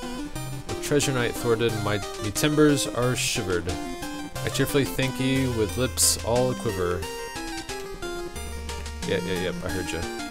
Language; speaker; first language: English; native; English